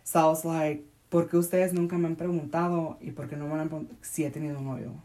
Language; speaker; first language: Spanish; early bilingual, heritage; Spanish